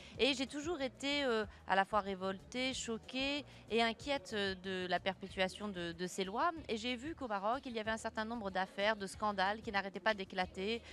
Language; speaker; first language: French; native; French